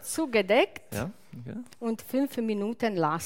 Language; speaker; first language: German; non-native, learner; Italian